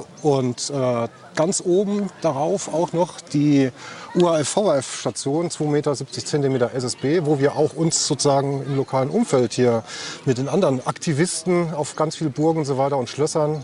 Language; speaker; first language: German; native; German